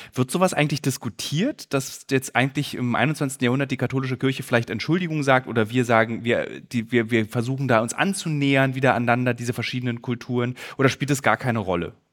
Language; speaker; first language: German; native; German